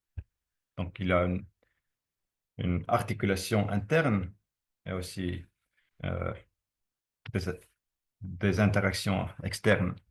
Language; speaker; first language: French; non-native, fluent; Estonian